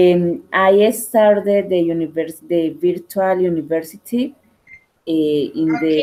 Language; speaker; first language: English; non-native, learner; Spanish